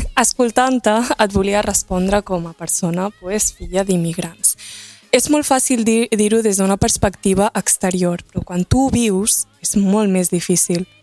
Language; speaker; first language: Catalan; early bilingual, other home language; Arabic